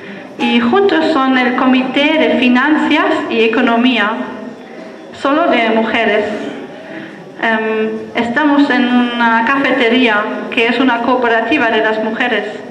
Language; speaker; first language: Spanish; non-native, fluent; German